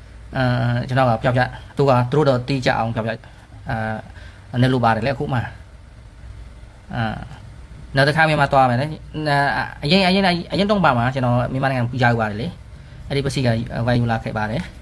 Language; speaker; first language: Burmese; non-native, learner; Khmer